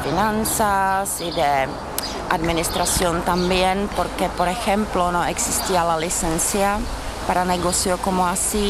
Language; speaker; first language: Spanish; non-native, fluent; Czech